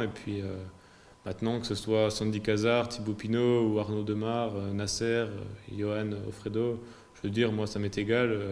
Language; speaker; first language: French; native; French